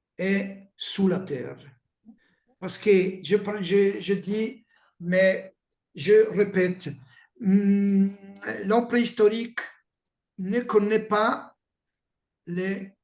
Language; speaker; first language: French; non-native, learner; Italian